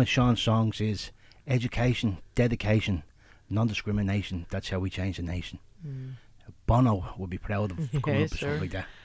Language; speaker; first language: English; native; English